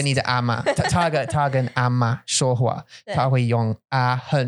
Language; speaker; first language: Chinese; non-native, learner; English